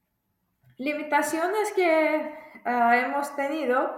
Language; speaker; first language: Spanish; non-native, fluent; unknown